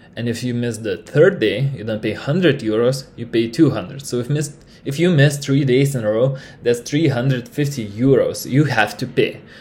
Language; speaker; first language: English; non-native, fluent; Lithuanian